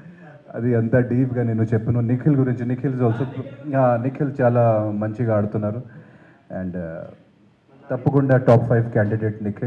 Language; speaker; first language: Telugu; non-native, local second language; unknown